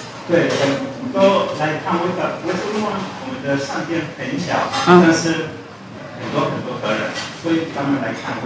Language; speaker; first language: Chinese; non-native, learner; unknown